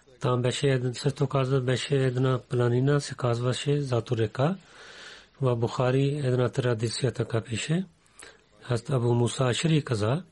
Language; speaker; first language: Bulgarian; non-native, learner; Urdu